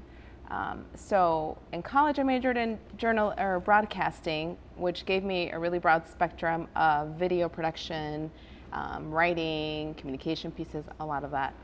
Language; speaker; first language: English; early bilingual, other home language; Spanish